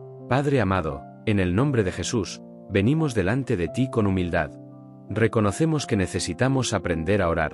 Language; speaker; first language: Spanish; native; Spanish